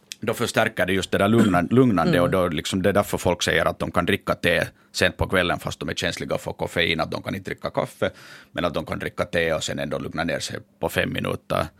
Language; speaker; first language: Swedish; native; Swedish